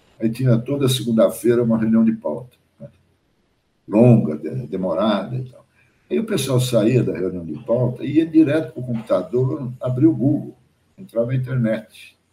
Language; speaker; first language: Portuguese; early bilingual, other home language; German